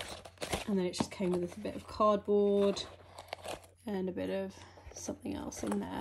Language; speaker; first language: English; native; English